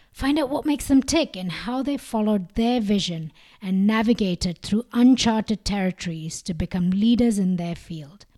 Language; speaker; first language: English; non-native, local second language; Malayalam